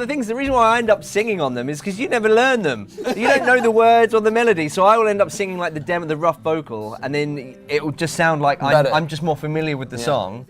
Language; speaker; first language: English; native; English